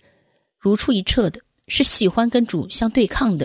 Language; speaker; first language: Chinese; native; Chinese